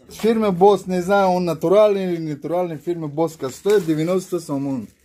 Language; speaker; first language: Russian; non-native, learner; Tajik